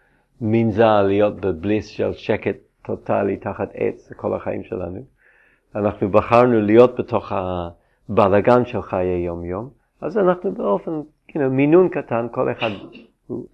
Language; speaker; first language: Hebrew; non-native, fluent; English